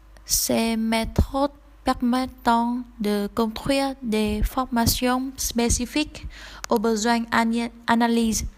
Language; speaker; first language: French; non-native, learner; Vietnamese